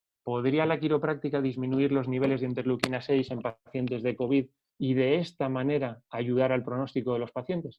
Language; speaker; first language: Spanish; native; Spanish